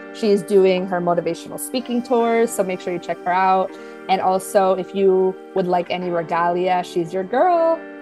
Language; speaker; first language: English; early bilingual, other home language; Spanish